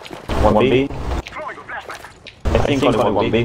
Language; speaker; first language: English; non-native, learner; Spanish